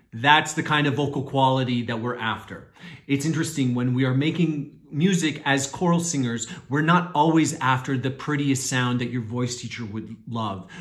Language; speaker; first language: English; native; English